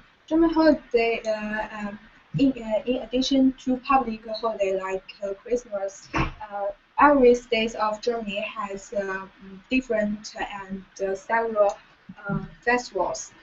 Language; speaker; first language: English; non-native, learner; Chinese